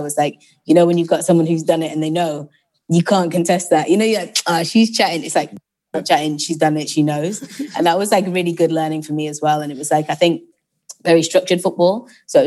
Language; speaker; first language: English; native; English